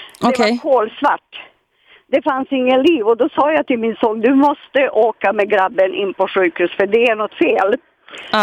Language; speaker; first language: Swedish; non-native, fluent; Serbian